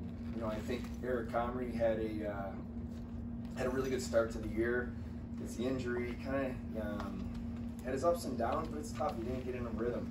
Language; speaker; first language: English; native; English